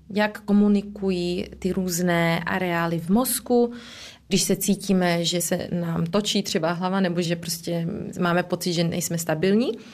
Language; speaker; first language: Czech; early bilingual, heritage; Czech